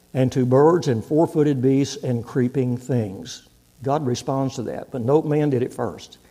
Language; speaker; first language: English; native; English